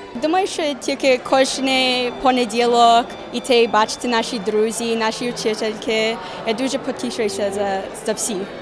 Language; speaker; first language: Ukrainian; early bilingual, heritage; English